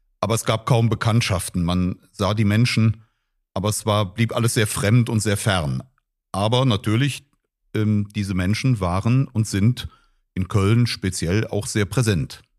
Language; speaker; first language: German; native; German